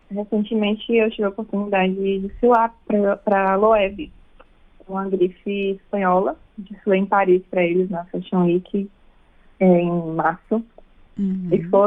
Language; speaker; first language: Portuguese; native; Portuguese